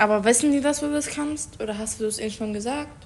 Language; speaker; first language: German; non-native, learner; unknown